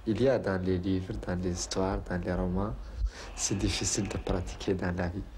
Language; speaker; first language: French; non-native, learner; Arabic